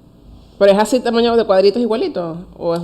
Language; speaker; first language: Spanish; native; Spanish